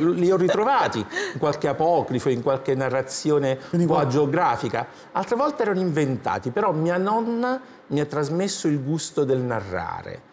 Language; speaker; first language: Italian; native; Italian